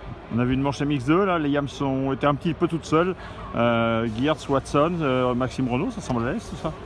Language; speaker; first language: French; native; French